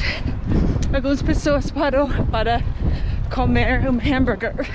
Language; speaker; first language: Portuguese; non-native, fluent; English